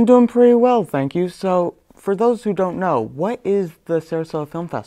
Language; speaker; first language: English; native; English